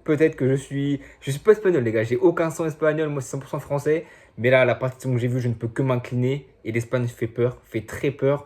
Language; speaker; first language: French; native; French